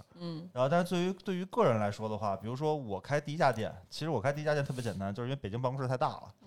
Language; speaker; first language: Chinese; native; Chinese